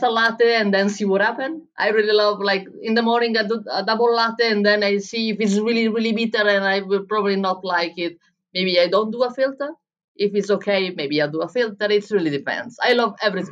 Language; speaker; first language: English; non-native, fluent; Italian